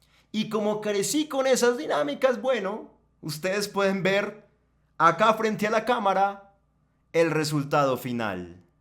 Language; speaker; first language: Spanish; native; Spanish